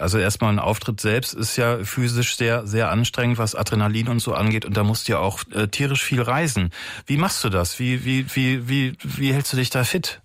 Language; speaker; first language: German; native; German